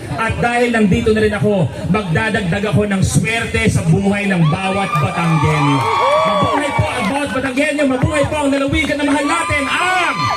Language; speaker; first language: Filipino; native; Filipino